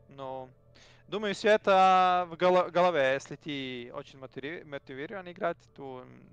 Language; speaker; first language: Russian; non-native, learner; Serbian